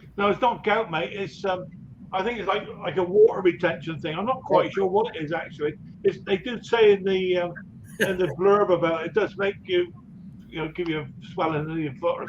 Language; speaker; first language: English; native; English